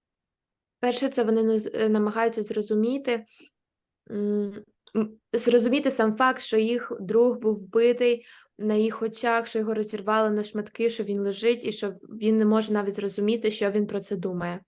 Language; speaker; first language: Ukrainian; native; Ukrainian